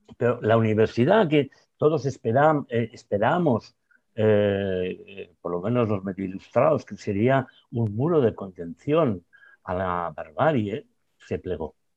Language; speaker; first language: Spanish; non-native, local second language; Basque